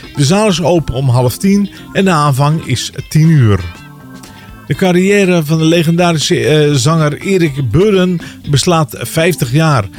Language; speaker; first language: Dutch; native; Dutch